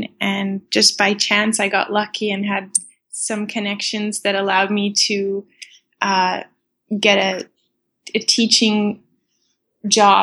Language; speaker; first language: English; native; English